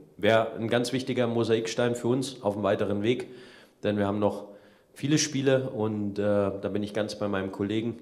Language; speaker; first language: German; native; German